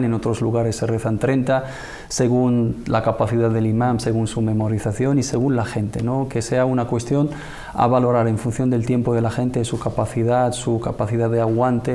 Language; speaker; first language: Spanish; native; Spanish